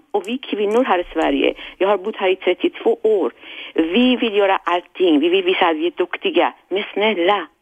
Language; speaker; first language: Swedish; non-native, fluent; Persian